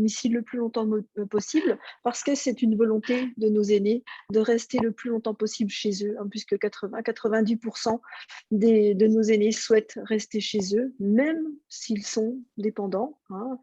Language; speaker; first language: French; native; French